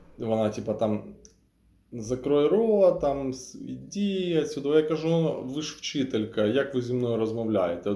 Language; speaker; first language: Ukrainian; non-native, local second language; Russian